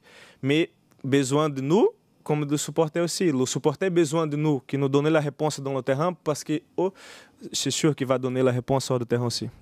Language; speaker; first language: French; non-native, learner; Portuguese